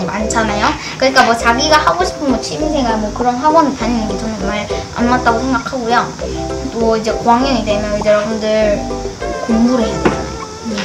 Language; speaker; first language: Korean; native; Korean